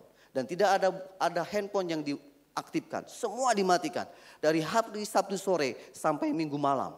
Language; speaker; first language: Indonesian; native; Indonesian